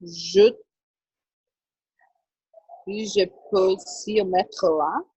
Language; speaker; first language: French; non-native, learner; Portuguese